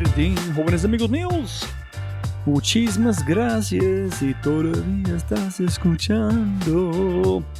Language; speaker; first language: Spanish; non-native, fluent; English